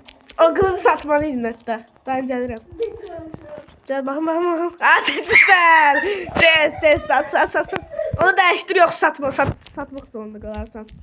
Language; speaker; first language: Turkish; non-native, learner; Azerbaijani